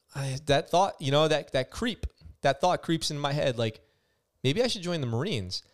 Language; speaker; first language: English; native; English